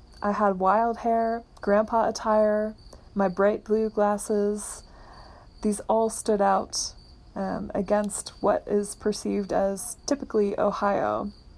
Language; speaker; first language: English; native; English